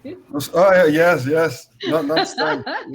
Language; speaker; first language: English; non-native, learner; Portuguese